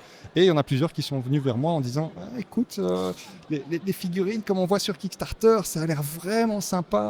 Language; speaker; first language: French; native; French